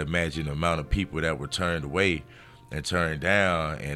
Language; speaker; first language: English; native; English